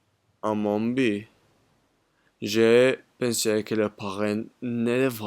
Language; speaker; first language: French; non-native, learner; Spanish